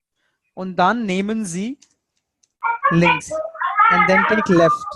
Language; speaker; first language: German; non-native, fluent; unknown